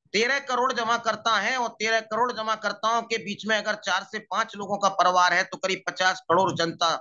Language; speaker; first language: Hindi; native; Hindi